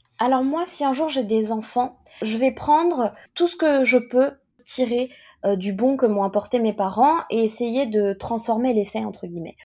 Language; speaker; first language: French; native; French